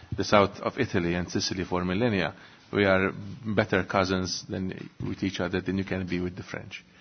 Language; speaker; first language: English; non-native, local second language; Maltese